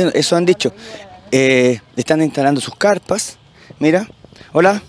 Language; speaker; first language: Spanish; native; Spanish